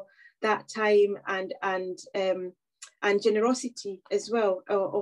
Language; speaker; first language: English; non-native, local second language; Kikuyu